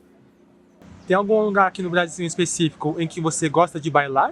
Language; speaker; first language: Portuguese; native; Portuguese